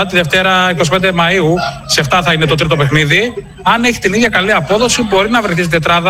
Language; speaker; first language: Greek; native; Greek